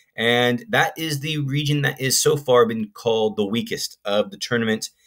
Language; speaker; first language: English; native; English